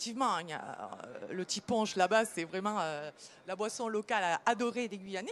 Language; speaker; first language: French; native; French